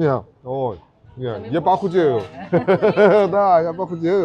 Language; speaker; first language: Russian; non-native, learner; Chinese